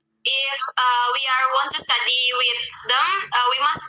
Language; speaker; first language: English; non-native, learner; Indonesian